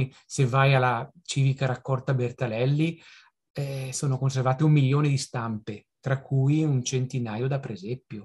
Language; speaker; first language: Italian; native; Italian